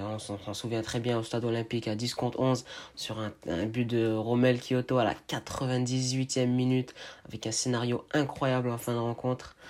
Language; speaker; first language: French; native; French